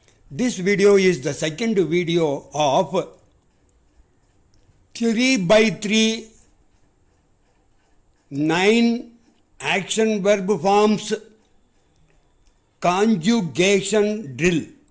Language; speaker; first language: English; non-native, local second language; Tamil